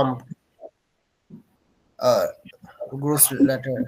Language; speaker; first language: German; non-native, learner; Bangla